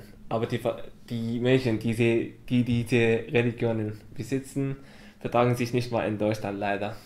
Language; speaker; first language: German; non-native, fluent; Arabic